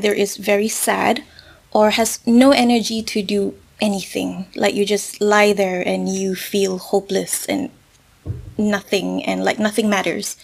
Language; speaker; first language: English; non-native, local second language; Malay